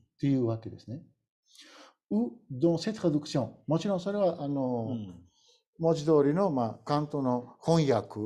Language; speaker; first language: Japanese; non-native, fluent; Bulgarian